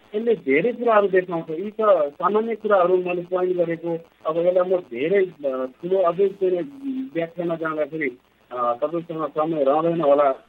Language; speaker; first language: Nepali; native; Nepali